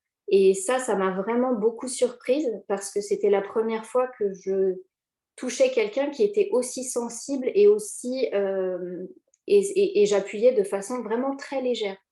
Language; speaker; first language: French; native; French